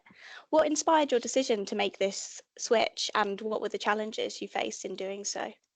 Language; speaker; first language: English; native; English